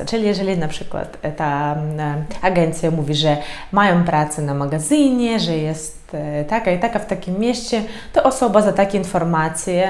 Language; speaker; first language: Polish; non-native, fluent; Ukrainian